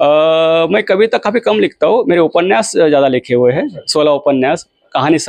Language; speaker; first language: Hindi; non-native, local second language; Marathi